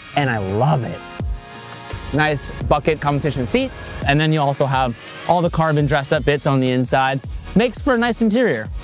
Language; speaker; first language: English; native; English